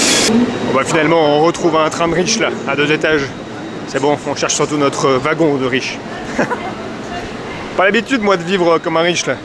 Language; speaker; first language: French; native; French